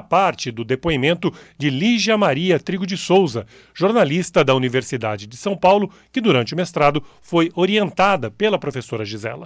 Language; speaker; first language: Portuguese; native; Portuguese